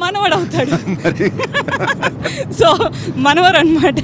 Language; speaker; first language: Telugu; native; Telugu